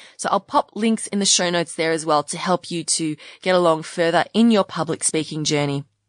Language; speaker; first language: English; native; English